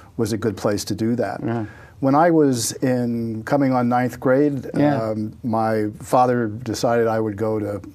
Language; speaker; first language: English; native; English